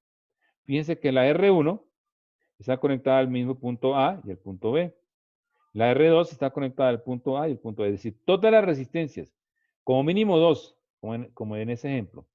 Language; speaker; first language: Spanish; native; Spanish